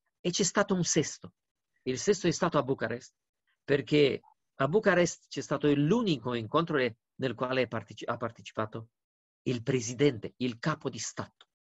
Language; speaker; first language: Italian; non-native, fluent; Romanian